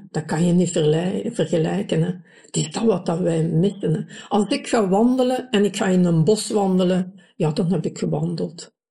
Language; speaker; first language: Dutch; native; Dutch